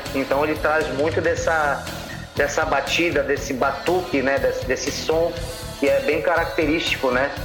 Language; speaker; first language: Portuguese; native; Portuguese